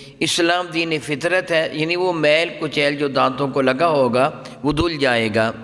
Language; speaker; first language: Urdu; non-native, local second language; Punjabi